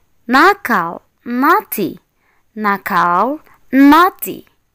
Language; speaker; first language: English; non-native, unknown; Indonesian